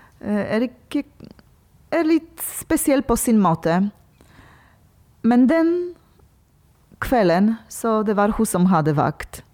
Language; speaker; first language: Norwegian; non-native, learner; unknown